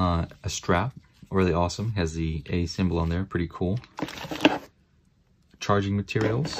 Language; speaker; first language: English; native; English